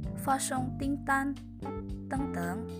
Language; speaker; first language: Chinese; non-native, learner; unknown